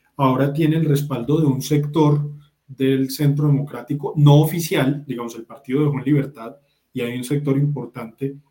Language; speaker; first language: Spanish; native; Spanish